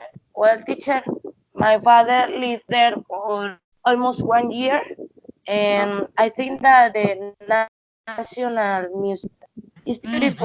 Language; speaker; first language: English; non-native, learner; Spanish